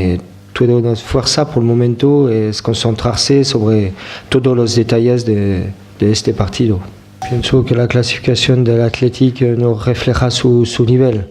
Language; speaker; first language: Spanish; non-native, fluent; French